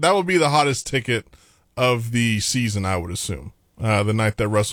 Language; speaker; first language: English; native; English